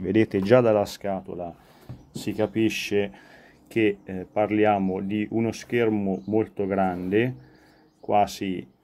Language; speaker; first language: Italian; native; Italian